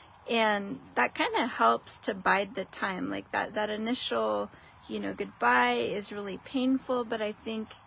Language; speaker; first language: English; native; English